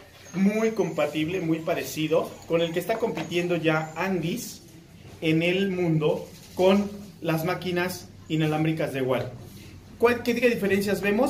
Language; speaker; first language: Spanish; native; Spanish